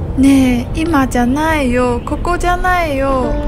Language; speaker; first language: Japanese; non-native, learner; Chinese